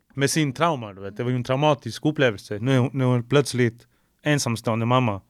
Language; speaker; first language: Swedish; early bilingual, other home language; Spanish